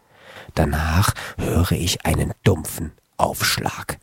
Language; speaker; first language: German; native; German